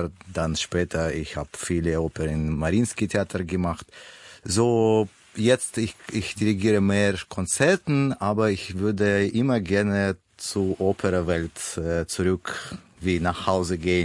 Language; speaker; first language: German; non-native, learner; Russian